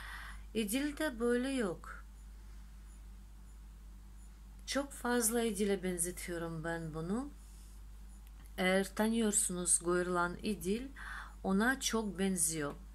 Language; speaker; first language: Turkish; non-native, fluent; Russian